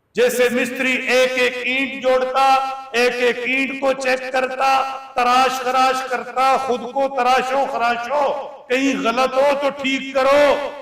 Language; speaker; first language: Urdu; non-native, local second language; Punjabi